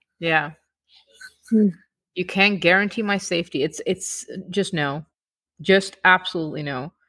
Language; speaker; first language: English; non-native, fluent; Czech